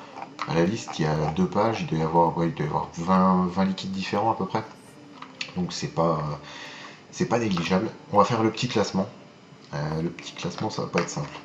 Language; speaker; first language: French; native; French